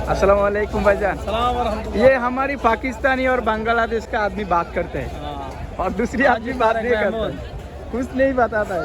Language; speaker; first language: Hindi; non-native, learner; Bangla